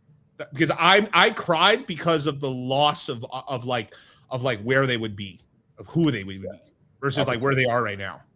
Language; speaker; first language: English; native; English